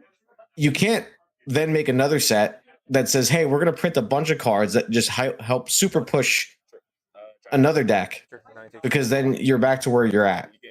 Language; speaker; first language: English; native; English